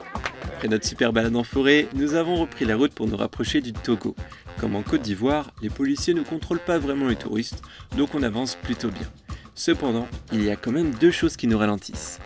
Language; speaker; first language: French; native; French